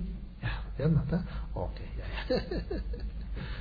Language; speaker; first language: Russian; non-native, learner; Tibetan